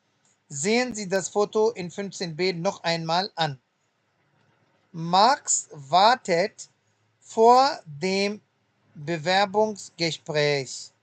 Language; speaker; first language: German; non-native, fluent; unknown